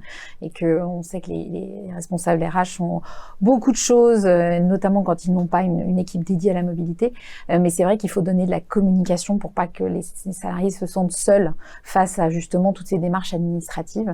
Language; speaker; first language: French; native; French